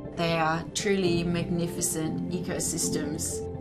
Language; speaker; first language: English; non-native, fluent; Danish